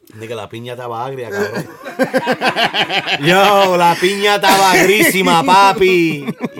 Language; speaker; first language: Spanish; early bilingual, heritage; Spanish